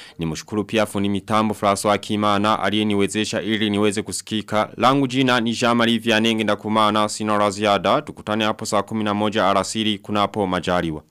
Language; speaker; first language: Swahili; non-native, local second language; Rundi